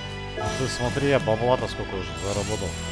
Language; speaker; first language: Russian; native; Russian